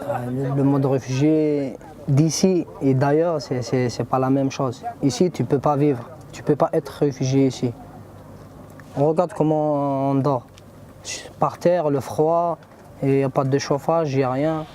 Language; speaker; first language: French; non-native, local second language; Berber languages